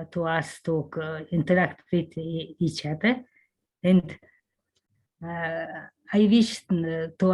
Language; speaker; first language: English; non-native, learner; Mongolian